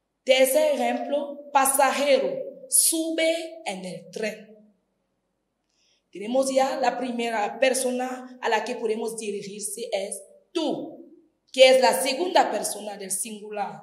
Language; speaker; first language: Spanish; non-native, fluent; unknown